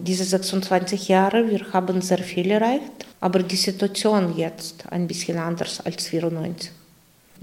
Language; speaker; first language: German; non-native, fluent; Russian